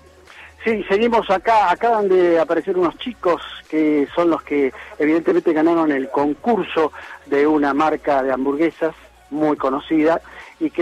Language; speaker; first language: Spanish; native; Spanish